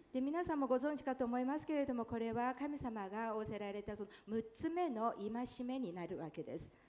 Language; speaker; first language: Japanese; non-native, fluent; Chinese